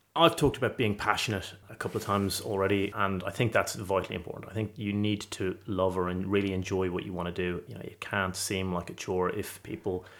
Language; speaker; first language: English; native; English